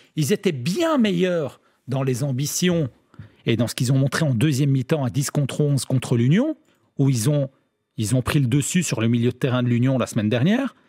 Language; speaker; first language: French; native; French